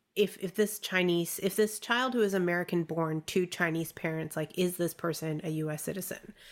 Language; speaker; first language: English; early bilingual, other home language; Chinese